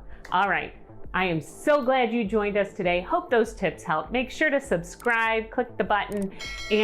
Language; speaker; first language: English; native; English